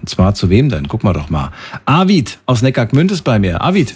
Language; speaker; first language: German; native; German